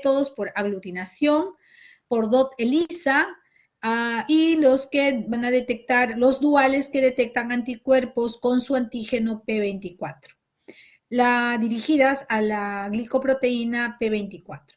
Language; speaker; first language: Spanish; native; Spanish